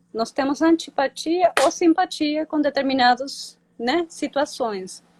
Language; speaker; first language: Portuguese; non-native, fluent; Spanish